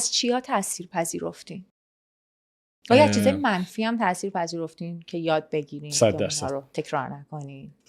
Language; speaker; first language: Persian; native; Persian